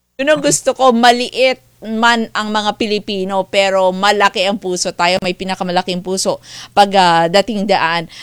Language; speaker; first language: Filipino; native; Filipino